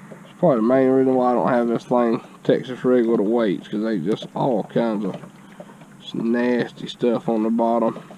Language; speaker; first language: English; native; English